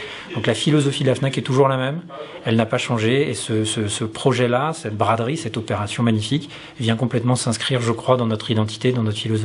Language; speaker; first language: French; native; French